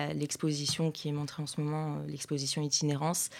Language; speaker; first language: French; native; French